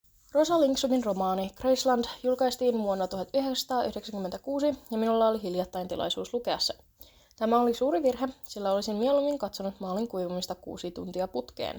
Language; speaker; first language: Finnish; native; Finnish